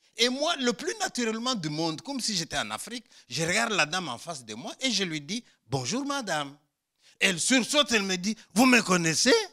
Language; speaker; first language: French; non-native, local second language; Luba-Lulua